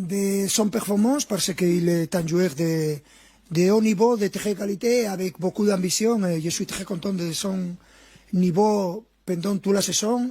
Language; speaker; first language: French; non-native, fluent; Spanish